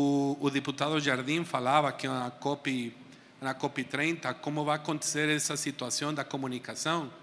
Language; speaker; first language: Portuguese; non-native, fluent; Spanish